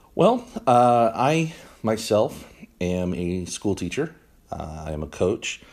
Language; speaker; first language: English; native; English